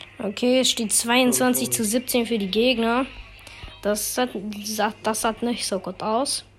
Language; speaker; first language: German; native; German